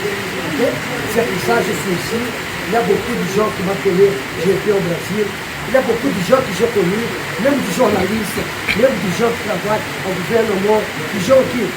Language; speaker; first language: French; non-native, learner; Portuguese